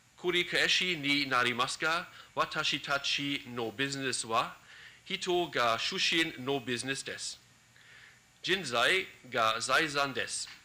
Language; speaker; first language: Japanese; non-native, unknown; German